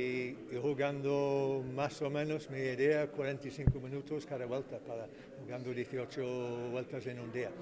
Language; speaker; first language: Spanish; non-native, learner; English